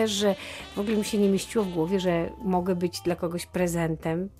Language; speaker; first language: Polish; native; Polish